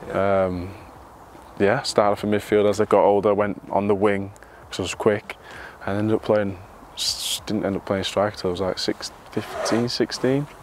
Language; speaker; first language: English; native; English